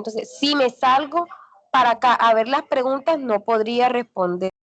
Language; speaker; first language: Spanish; native; Spanish